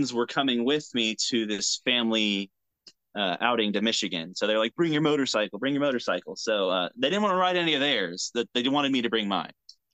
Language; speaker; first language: English; native; English